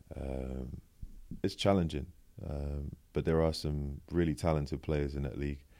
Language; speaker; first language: English; native; English